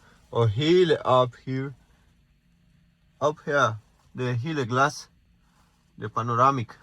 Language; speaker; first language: Danish; non-native, learner; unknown